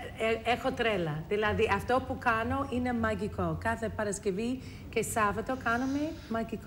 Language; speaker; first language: Greek; non-native, fluent; English